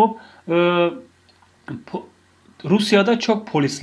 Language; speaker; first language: Turkish; non-native, fluent; Tajik